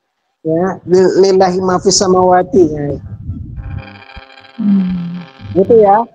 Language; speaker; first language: Indonesian; native; Indonesian